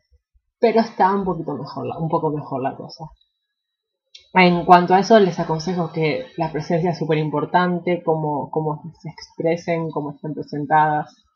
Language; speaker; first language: Spanish; native; Spanish